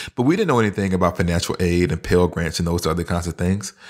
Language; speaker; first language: English; native; English